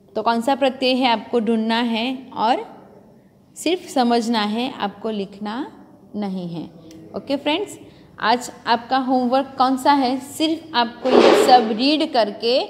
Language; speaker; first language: Hindi; non-native, local second language; Gujarati